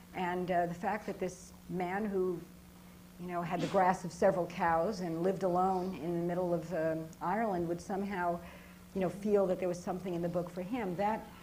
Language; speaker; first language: English; native; English